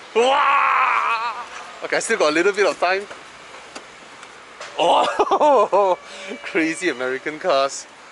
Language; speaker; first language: English; non-native, local second language; Chinese